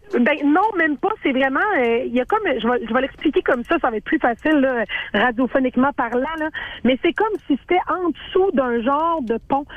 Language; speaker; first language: French; native; French